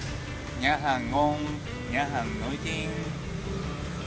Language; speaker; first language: Vietnamese; non-native, learner; Japanese